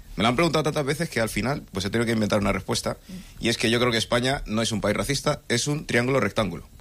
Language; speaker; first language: Spanish; early bilingual, other home language; English